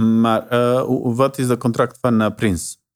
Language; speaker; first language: Dutch; non-native, fluent; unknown